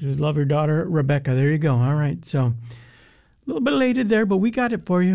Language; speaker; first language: English; early bilingual, other home language; Spanish